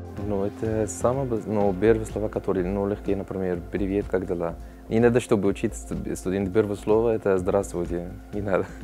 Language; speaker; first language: Russian; non-native, learner; Arabic